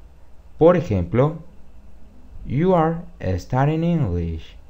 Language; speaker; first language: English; non-native, fluent; Spanish